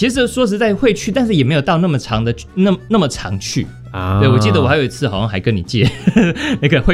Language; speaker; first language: Chinese; native; Chinese